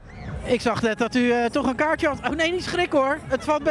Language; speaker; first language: Dutch; native; Dutch